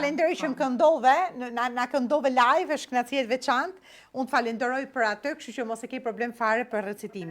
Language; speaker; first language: Albanian; native; Albanian